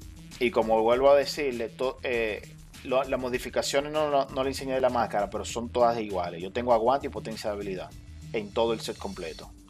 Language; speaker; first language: Spanish; native; Spanish